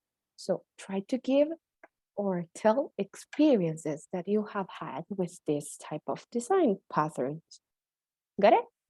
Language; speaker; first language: English; non-native, fluent; Spanish